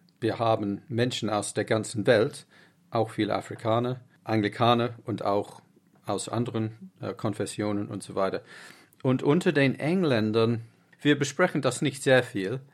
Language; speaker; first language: German; non-native, fluent; English